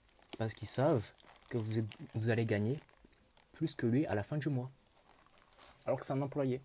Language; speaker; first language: French; native; French